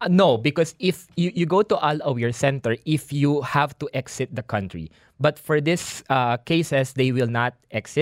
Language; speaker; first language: English; non-native, local second language; Filipino